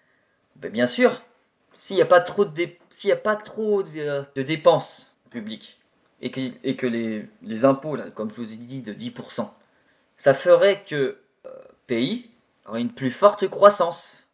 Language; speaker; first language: French; native; French